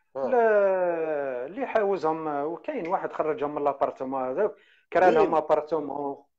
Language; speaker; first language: Arabic; native; Arabic